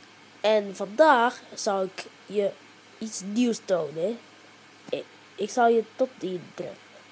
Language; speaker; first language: Dutch; early bilingual, heritage; Dutch